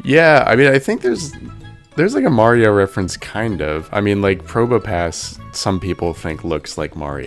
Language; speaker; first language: English; native; English